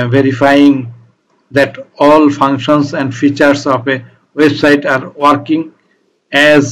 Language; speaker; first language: English; non-native, local second language; Bangla